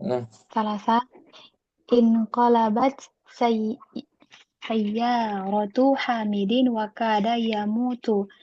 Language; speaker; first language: Arabic; non-native, learner; Indonesian